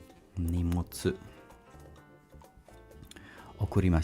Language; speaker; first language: Japanese; non-native, learner; Italian